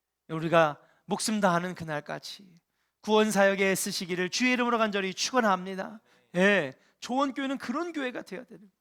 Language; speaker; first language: Korean; native; Korean